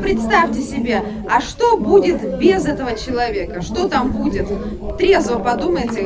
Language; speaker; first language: Russian; native; Russian